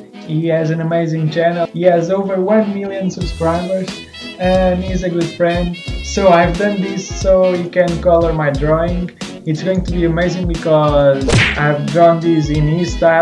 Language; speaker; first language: English; non-native, fluent; Portuguese